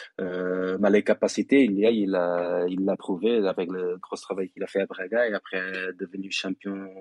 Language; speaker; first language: French; non-native, fluent; Portuguese